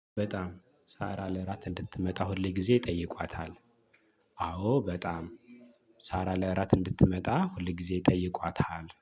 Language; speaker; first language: Amharic; native; Amharic